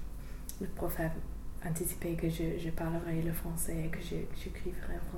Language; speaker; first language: French; non-native, fluent; English